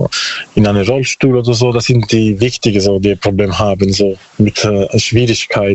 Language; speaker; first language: German; non-native, learner; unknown